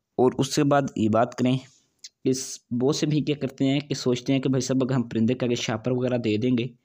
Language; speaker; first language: Urdu; non-native, local second language; Punjabi